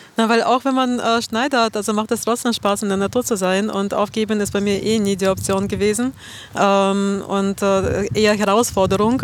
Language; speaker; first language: German; non-native, fluent; Russian